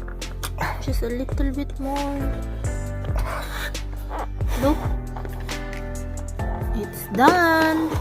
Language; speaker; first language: English; non-native, local second language; Filipino